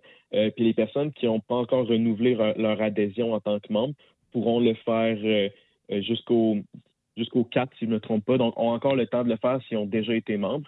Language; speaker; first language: French; native; French